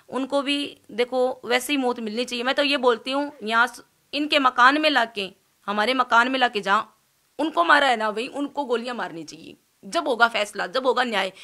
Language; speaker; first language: Hindi; native; Hindi